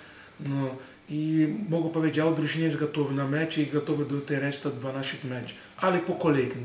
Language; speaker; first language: Polish; non-native, learner; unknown